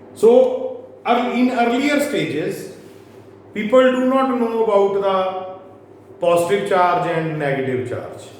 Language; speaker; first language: English; non-native, local second language; Punjabi